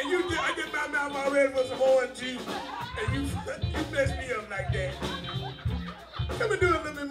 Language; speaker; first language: English; native; English